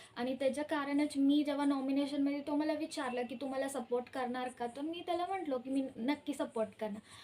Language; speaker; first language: Marathi; early bilingual, heritage; Marathi